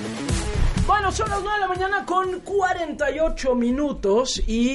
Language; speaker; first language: Spanish; native; Spanish